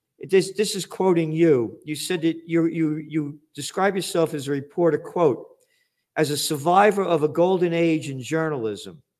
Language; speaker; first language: English; native; English